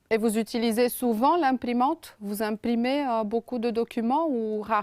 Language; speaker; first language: French; non-native, fluent; Romanian